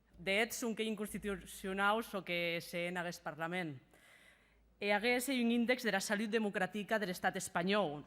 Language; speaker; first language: Occitan; native; Occitan